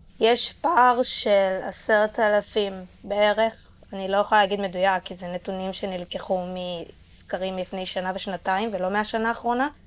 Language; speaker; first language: Hebrew; native; Hebrew